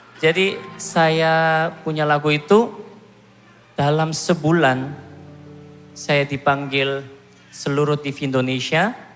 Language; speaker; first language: Indonesian; non-native, fluent; Korean